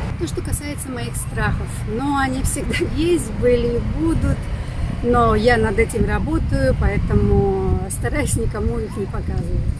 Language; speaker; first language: Russian; native; Russian